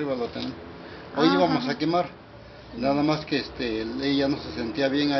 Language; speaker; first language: Spanish; native; Spanish